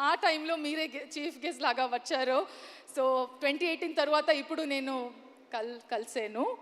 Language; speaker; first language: Telugu; non-native, learner; Kannada